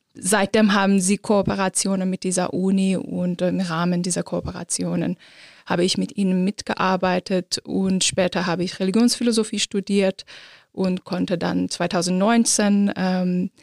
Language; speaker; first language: German; non-native, fluent; Azerbaijani